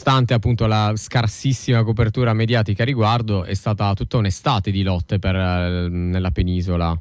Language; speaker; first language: Italian; native; Italian